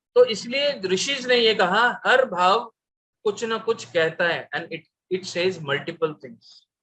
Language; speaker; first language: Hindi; non-native, local second language; Bangla